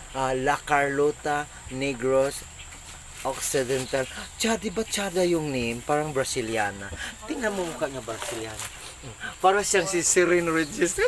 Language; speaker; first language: Filipino; non-native, local second language; Cebuano